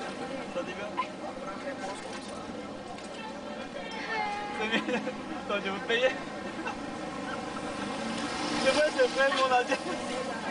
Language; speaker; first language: French; non-native, learner; Chinese